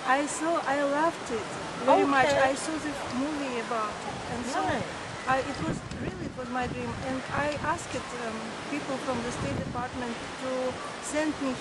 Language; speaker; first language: English; non-native, fluent; Russian